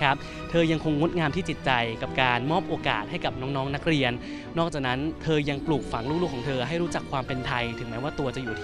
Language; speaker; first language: Thai; native; Thai